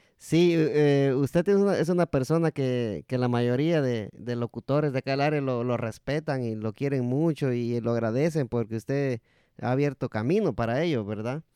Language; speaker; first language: Spanish; native; Spanish